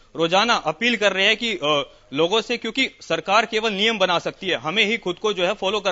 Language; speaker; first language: Hindi; native; Hindi